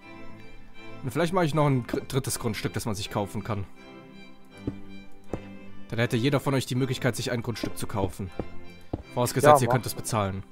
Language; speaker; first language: German; native; German